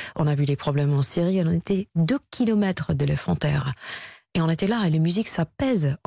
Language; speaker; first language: French; non-native, fluent; English